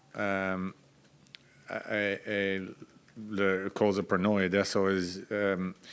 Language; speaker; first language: Italian; non-native, learner; English